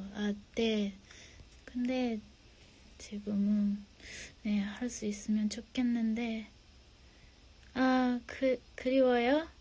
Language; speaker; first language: Korean; non-native, fluent; Japanese